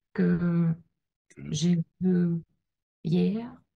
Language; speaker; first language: French; non-native, learner; Russian